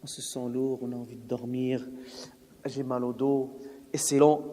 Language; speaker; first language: French; non-native, local second language; Arabic